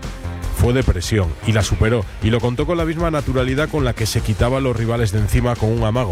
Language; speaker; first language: Spanish; native; Spanish